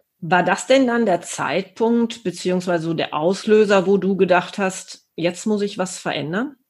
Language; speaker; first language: German; native; German